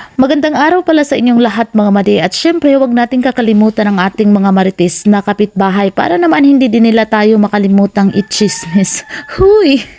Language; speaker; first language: Filipino; non-native, local second language; Cebuano